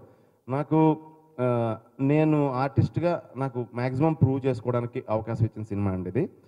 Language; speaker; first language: Telugu; native; Telugu